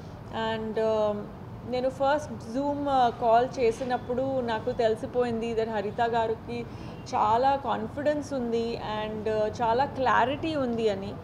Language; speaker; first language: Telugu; non-native, fluent; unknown